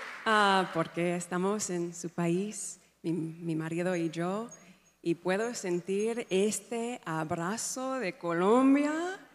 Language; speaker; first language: Spanish; non-native, learner; English